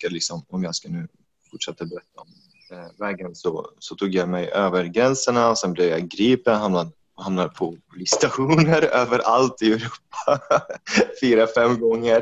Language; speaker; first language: Swedish; non-native, fluent; Arabic